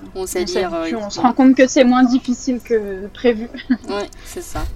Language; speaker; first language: French; non-native, fluent; Korean